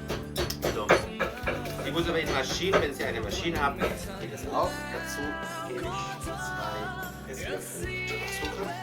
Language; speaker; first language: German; non-native, fluent; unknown